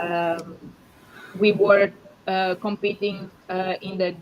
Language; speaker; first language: English; non-native, learner; Portuguese